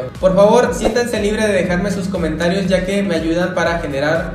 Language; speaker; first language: Spanish; native; Spanish